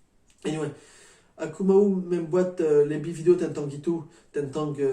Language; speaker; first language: Indonesian; non-native, learner; French